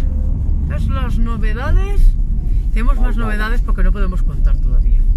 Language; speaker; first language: Spanish; native; Spanish